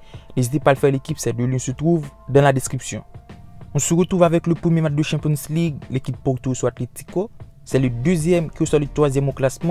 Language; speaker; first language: French; native; French